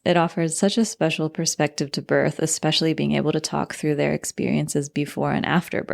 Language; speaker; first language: English; native; English